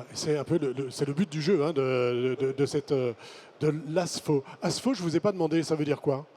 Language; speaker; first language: French; native; French